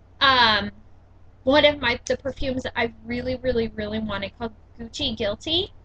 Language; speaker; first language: English; native; English